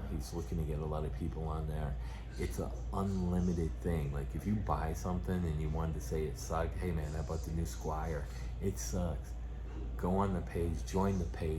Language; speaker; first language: English; native; English